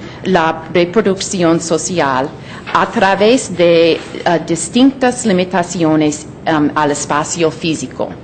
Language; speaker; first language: Spanish; non-native, fluent; English